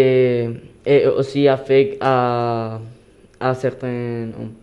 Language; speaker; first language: French; non-native, learner; Spanish